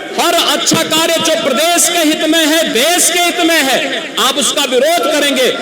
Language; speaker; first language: Hindi; native; Hindi